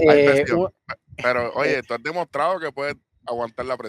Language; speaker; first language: Spanish; native; Spanish